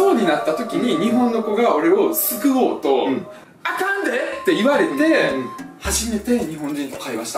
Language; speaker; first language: Japanese; early bilingual, other home language; Russian